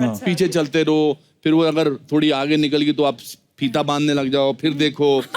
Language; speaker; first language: Hindi; native; Hindi